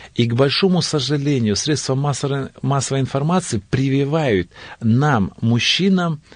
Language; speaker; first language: Russian; native; Russian